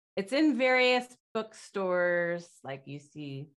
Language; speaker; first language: English; native; English